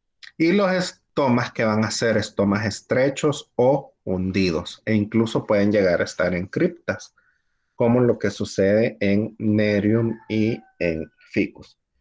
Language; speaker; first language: Spanish; native; Spanish